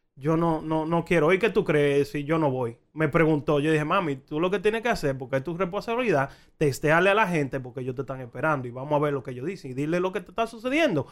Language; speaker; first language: Spanish; early bilingual, heritage; Spanish